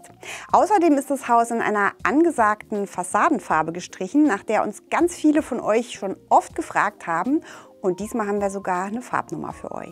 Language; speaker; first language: German; native; German